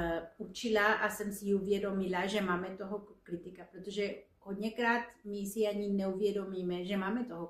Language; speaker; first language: Czech; non-native, fluent; Spanish